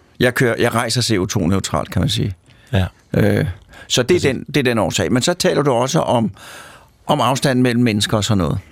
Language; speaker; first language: Danish; native; Danish